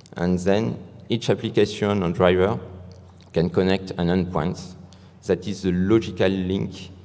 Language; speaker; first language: English; non-native, fluent; French